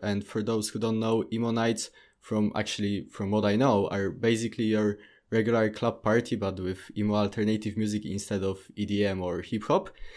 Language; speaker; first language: English; non-native, fluent; Polish